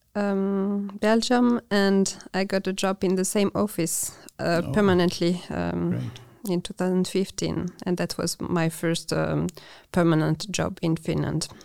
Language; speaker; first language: English; non-native, fluent; French